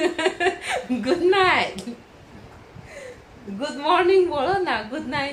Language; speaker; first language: Hindi; non-native, local second language; Bangla